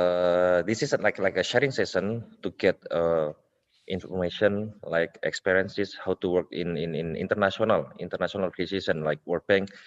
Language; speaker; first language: English; non-native, local second language; Indonesian